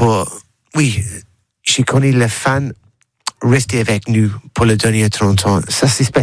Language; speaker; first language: French; non-native, learner; English